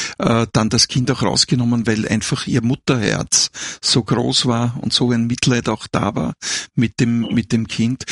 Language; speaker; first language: German; native; German